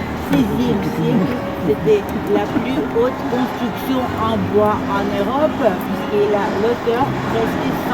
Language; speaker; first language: French; non-native, fluent; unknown